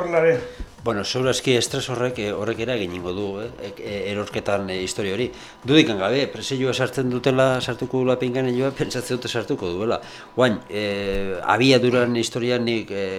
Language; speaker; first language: Basque; native; Basque